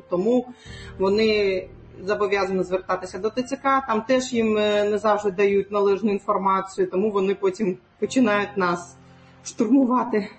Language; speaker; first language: Ukrainian; non-native, local second language; Crimean Tatar